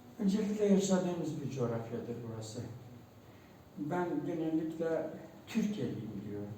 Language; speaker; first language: Turkish; non-native, local second language; Kurdish